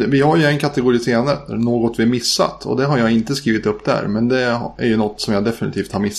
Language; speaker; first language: Swedish; native; Swedish